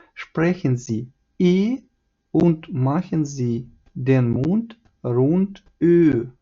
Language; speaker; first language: German; non-native, fluent; Ukrainian